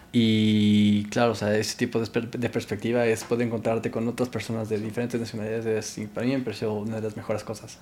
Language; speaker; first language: Spanish; native; Spanish